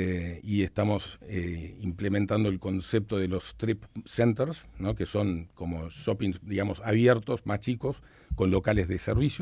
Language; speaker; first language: Spanish; native; Spanish